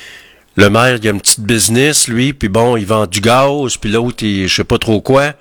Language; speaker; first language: French; native; French